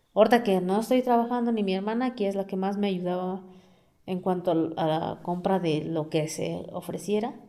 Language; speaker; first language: Spanish; non-native, local second language; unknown